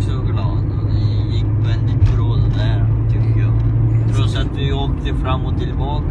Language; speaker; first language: Swedish; non-native, fluent; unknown